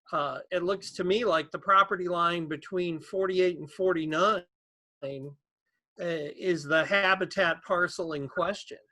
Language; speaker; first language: English; native; English